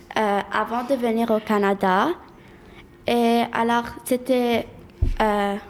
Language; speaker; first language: French; early bilingual, other home language; Arabic